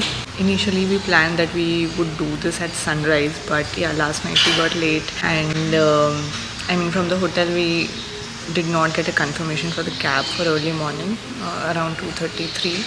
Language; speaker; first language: English; non-native, local second language; Hindi